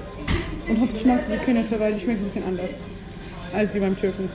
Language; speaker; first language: German; early bilingual, other home language; Arabic